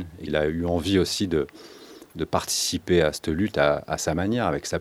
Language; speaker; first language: French; native; French